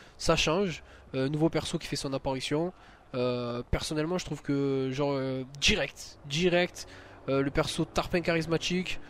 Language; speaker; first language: French; native; French